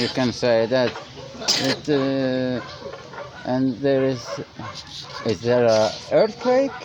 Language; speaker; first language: English; non-native, learner; Norwegian